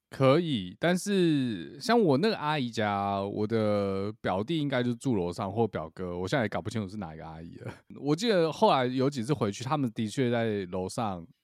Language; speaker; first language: Chinese; native; Chinese